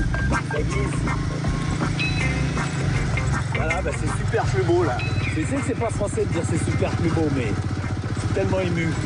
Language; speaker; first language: French; native; French